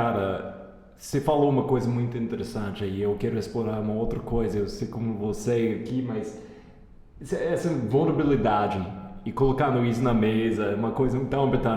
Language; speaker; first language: Portuguese; non-native, fluent; English